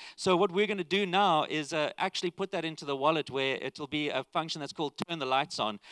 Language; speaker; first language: English; native; English